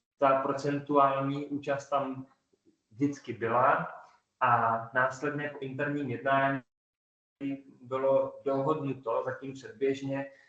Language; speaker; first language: Czech; native; Czech